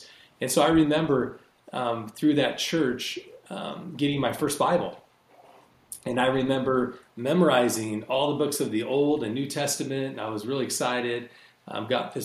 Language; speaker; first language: English; native; English